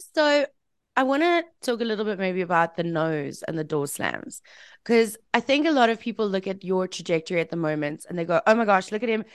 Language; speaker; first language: English; native; English